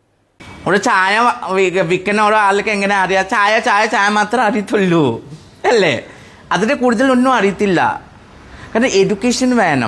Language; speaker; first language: Malayalam; non-native, local second language; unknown